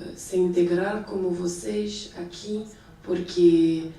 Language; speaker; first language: Portuguese; non-native, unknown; French